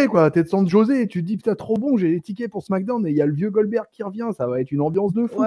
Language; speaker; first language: French; native; French